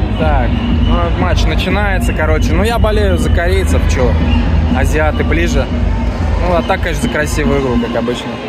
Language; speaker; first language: Russian; native; Russian